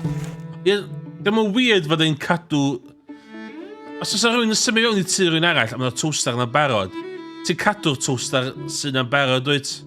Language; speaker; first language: Welsh; native; Welsh